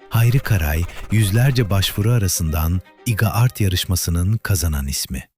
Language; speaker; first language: Turkish; native; Turkish